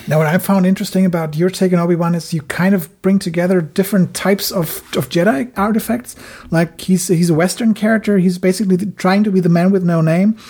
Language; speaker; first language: English; non-native, fluent; German